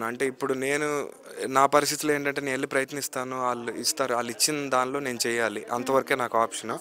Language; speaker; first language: Telugu; native; Telugu